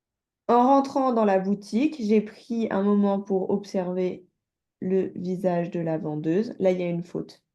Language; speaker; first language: French; native; French